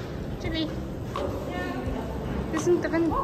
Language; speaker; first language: German; non-native, learner; Mongolian